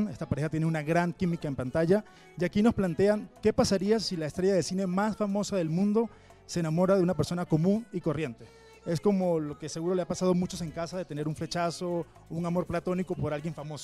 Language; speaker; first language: Spanish; native; Spanish